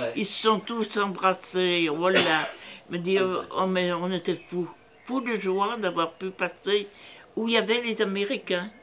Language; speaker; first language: French; native; French